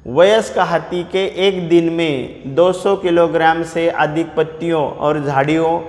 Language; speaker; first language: Hindi; non-native, local second language; Marathi